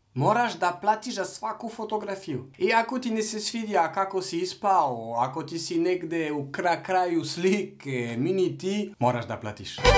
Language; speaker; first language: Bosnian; non-native, learner; French